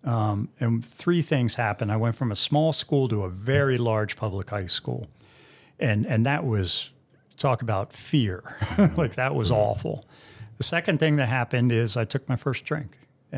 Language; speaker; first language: English; native; English